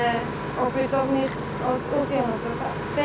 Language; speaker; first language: French; non-native, learner; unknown